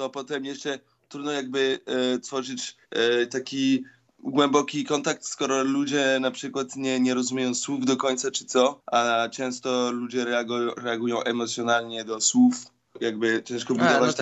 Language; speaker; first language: Polish; early bilingual, heritage; Polish